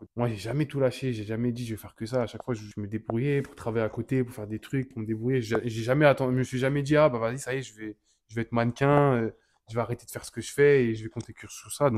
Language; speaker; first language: French; native; French